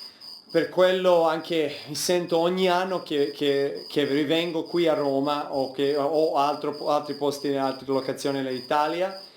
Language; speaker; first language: Italian; non-native, fluent; Serbian